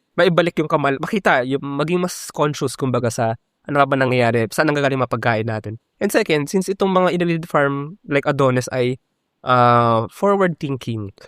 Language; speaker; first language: Filipino; native; Filipino